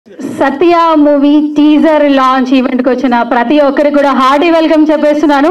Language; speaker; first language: Telugu; native; Telugu